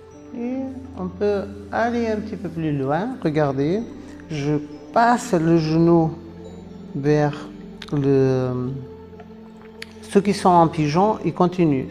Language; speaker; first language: French; non-native, fluent; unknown